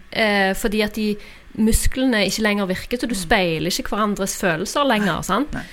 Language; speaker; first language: Norwegian; native; Norwegian